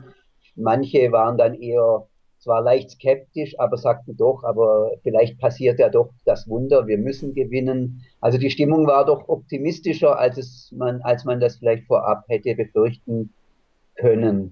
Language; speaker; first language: German; native; German